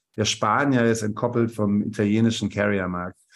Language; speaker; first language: German; native; German